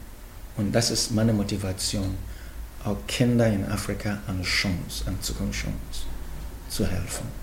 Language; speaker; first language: German; non-native, fluent; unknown